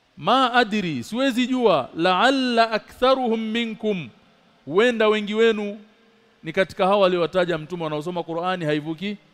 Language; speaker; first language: Swahili; native; Swahili